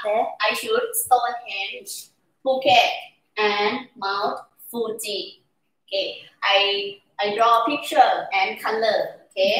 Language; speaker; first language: English; non-native, learner; Thai